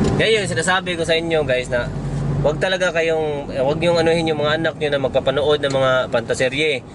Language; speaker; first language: Filipino; non-native, local second language; Cebuano